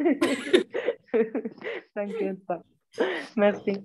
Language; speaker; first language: French; non-native, learner; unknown